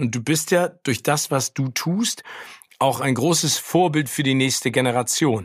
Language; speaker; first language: German; native; German